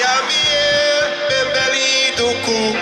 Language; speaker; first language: Indonesian; non-native, learner; English